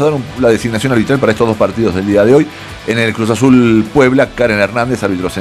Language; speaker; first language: Spanish; native; Spanish